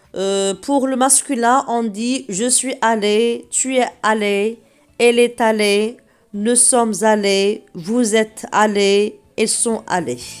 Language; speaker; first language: French; non-native, local second language; Arabic